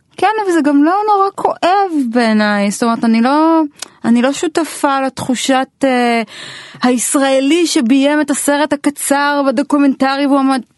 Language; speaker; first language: Hebrew; native; Hebrew